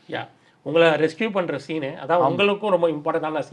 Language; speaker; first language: Tamil; native; Tamil